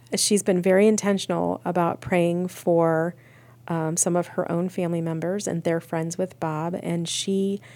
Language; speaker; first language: English; native; English